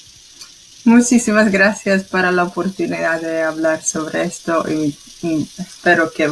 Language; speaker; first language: Spanish; non-native, fluent; English